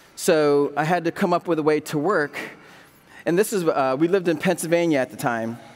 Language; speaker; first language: English; native; English